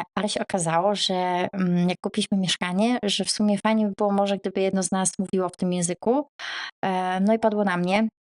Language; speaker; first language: Polish; native; Polish